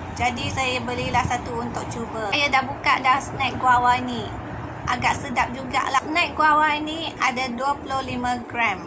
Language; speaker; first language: Malay; non-native, local second language; Chinese